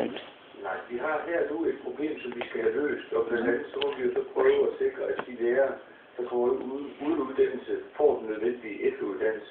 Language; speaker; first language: Danish; native; Danish